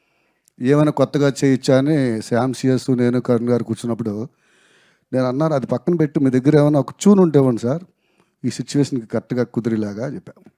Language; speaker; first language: Telugu; native; Telugu